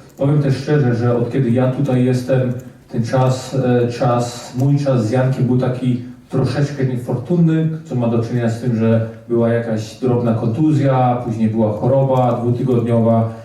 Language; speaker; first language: Polish; early bilingual, heritage; Polish